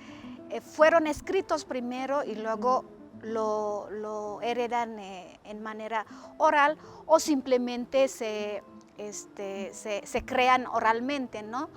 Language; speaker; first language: Spanish; non-native, fluent; Indonesian